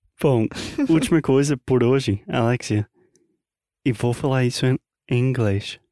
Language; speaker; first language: Portuguese; non-native, fluent; English